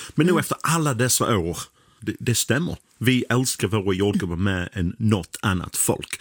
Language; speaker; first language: Swedish; non-native, fluent; English